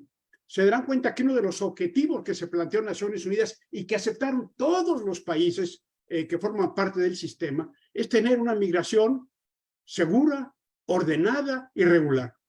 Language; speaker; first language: Spanish; native; Spanish